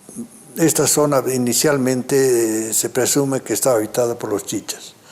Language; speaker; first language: Spanish; native; Spanish